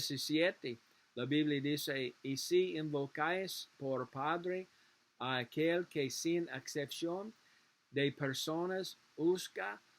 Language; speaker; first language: Spanish; non-native, learner; English